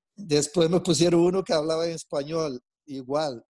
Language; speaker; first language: Spanish; non-native, fluent; Portuguese